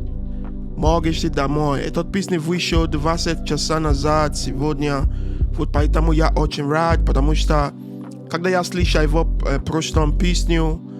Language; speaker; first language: Russian; non-native, learner; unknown